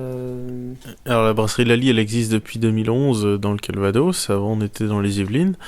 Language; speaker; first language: French; native; French